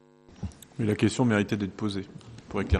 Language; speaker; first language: French; native; French